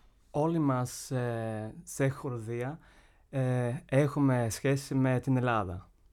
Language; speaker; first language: Greek; non-native, learner; Swedish